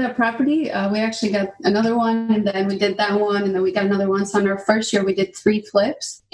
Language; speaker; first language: English; non-native, fluent; Albanian